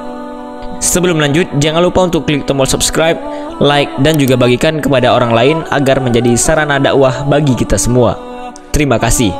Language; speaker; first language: Indonesian; native; Indonesian